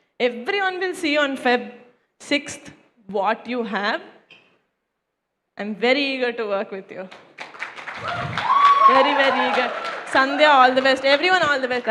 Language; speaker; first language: English; non-native, local second language; Telugu